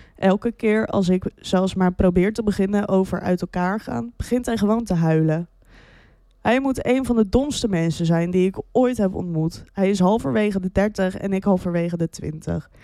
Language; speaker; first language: Dutch; native; Dutch